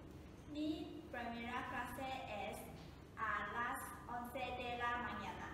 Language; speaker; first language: Spanish; non-native, learner; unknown